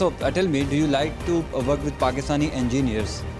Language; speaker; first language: English; non-native, local second language; Hindi